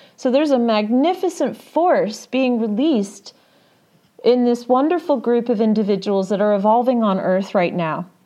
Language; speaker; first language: English; native; English